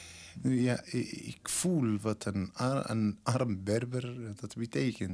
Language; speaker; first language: Dutch; non-native, learner; Berber languages